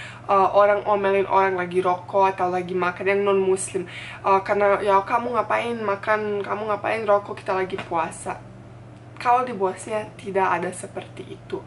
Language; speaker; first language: Indonesian; non-native, fluent; Bosnian